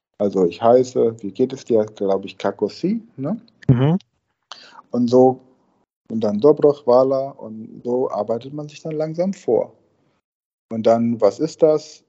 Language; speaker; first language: German; native; German